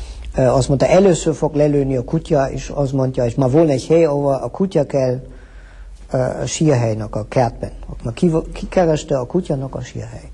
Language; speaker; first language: Hungarian; early bilingual, heritage; Hungarian